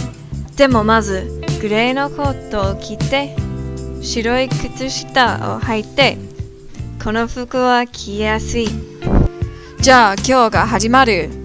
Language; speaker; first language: Japanese; non-native, learner; English